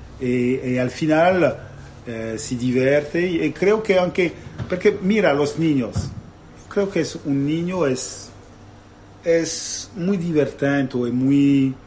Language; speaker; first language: Spanish; non-native, learner; Italian